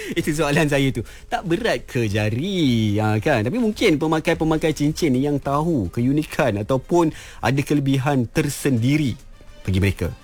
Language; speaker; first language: Malay; native; Malay